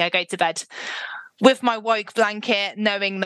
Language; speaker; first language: English; native; English